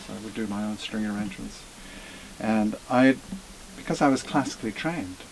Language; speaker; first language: English; native; English